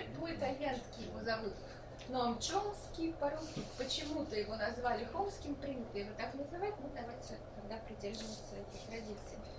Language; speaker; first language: Russian; native; Russian